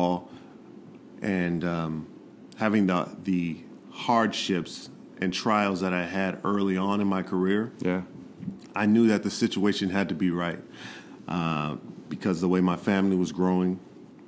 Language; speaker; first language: English; native; English